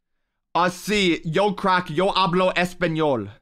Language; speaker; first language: Spanish; non-native, learner; English